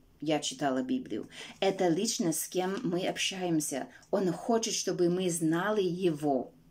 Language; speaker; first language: Russian; non-native, fluent; English